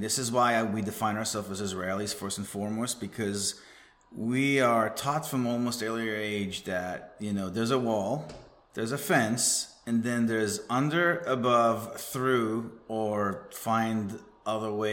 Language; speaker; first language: English; non-native, fluent; Hebrew